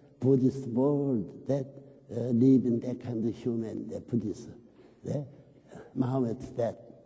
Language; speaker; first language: English; non-native, learner; Korean